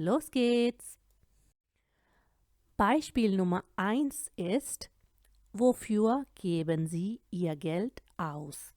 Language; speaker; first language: German; non-native, fluent; Urdu